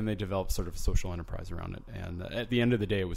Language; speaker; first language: English; native; English